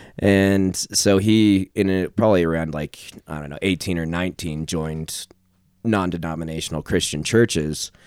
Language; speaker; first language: English; native; English